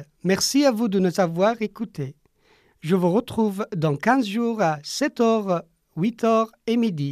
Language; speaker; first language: French; non-native, fluent; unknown